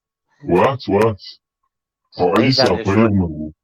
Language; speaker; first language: Russian; non-native, local second language; Chechen